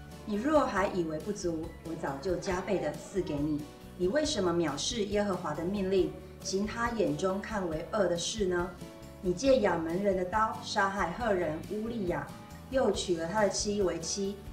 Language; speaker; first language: Chinese; native; Chinese